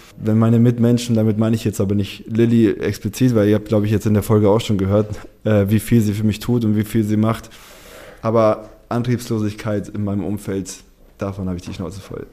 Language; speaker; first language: German; native; German